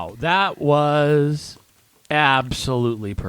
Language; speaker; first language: English; native; English